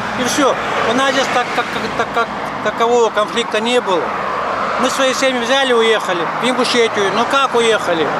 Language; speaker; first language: Russian; non-native, local second language; Ingush